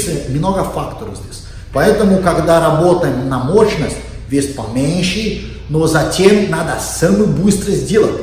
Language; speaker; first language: Russian; non-native, learner; Portuguese